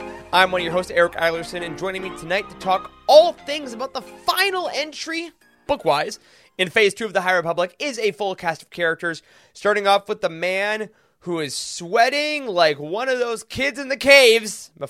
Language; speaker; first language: English; native; English